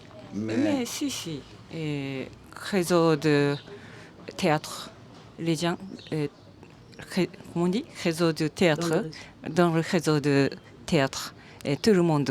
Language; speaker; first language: French; non-native, learner; Japanese